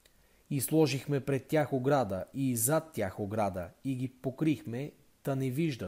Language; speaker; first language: Bulgarian; native; Bulgarian